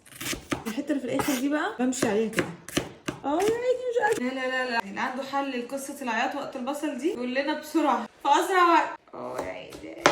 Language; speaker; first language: Arabic; native; Arabic